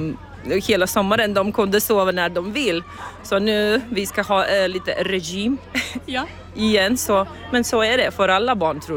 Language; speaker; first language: Swedish; non-native, learner; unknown